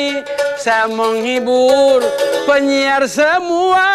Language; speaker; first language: Indonesian; non-native, local second language; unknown